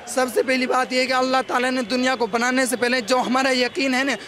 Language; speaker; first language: Hindi; native; Hindi